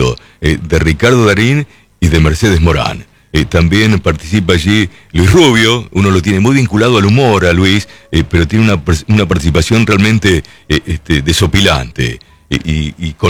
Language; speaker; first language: Spanish; native; Spanish